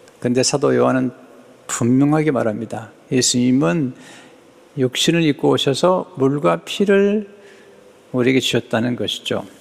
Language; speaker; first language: Korean; native; Korean